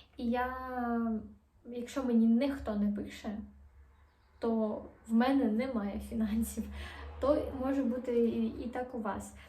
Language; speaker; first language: Ukrainian; non-native, local second language; Russian